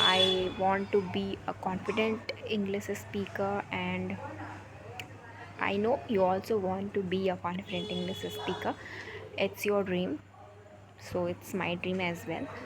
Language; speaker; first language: English; non-native, local second language; Hindi